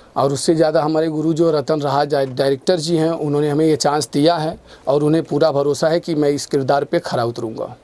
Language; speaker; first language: Hindi; native; Hindi